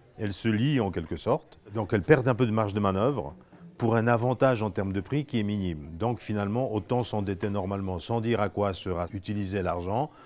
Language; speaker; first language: French; non-native, fluent; Polish